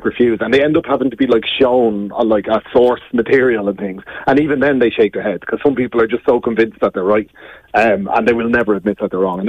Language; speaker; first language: English; native; English